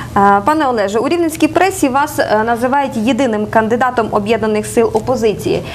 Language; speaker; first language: Ukrainian; native; Ukrainian